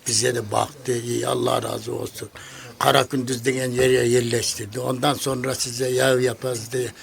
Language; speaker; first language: Turkish; non-native, learner; Kyrgyz